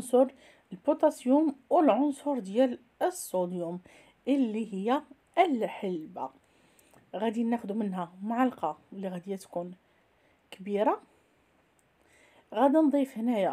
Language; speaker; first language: Arabic; native; Arabic